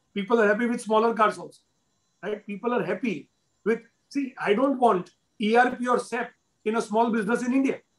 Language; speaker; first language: English; non-native, local second language; Gujarati